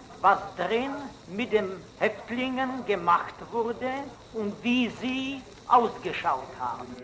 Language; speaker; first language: German; non-native, fluent; Czech